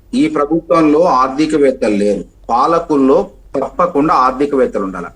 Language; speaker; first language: Telugu; native; Telugu